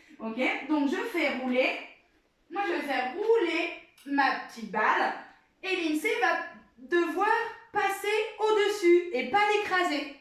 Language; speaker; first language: French; native; French